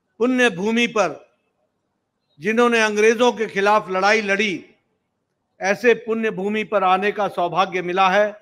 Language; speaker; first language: Hindi; native; Hindi